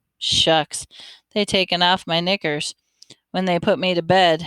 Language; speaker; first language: English; native; English